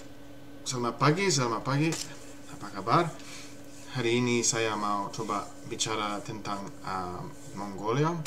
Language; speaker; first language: Indonesian; non-native, learner; English